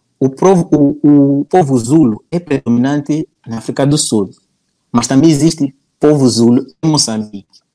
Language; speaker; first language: Portuguese; native; Portuguese